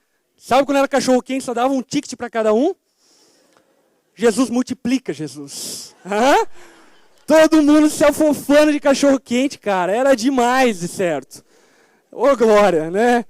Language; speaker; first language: Portuguese; native; Portuguese